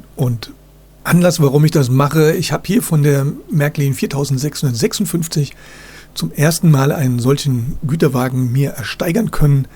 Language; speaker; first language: German; native; German